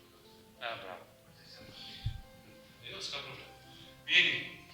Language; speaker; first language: Italian; non-native, learner; Albanian